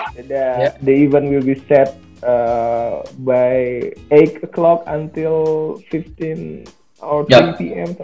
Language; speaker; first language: English; non-native, learner; Indonesian